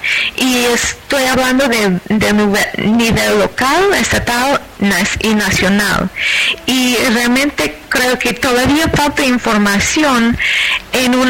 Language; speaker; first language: Spanish; non-native, fluent; English